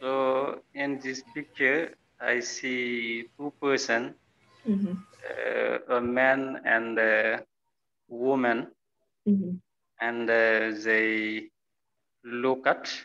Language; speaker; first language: English; non-native, learner; French